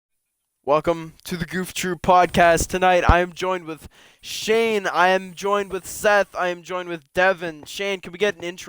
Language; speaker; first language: English; native; English